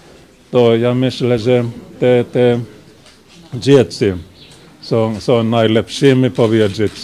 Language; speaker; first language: Polish; non-native, learner; Finnish